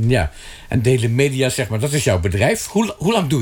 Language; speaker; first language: Dutch; native; Dutch